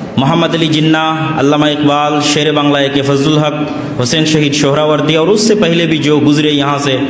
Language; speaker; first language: Urdu; non-native, fluent; Bangla